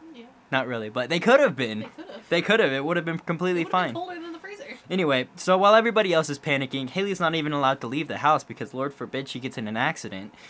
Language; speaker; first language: English; native; English